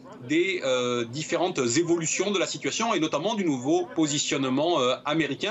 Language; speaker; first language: French; native; French